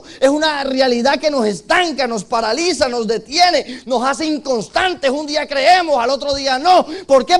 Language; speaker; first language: Spanish; native; Spanish